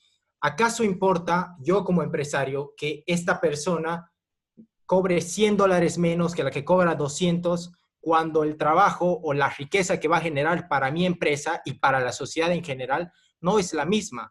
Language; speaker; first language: Spanish; native; Spanish